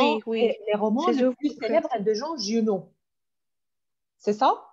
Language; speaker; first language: French; non-native, fluent; Arabic